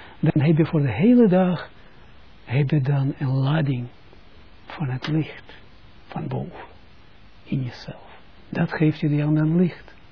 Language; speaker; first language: Dutch; non-native, fluent; Russian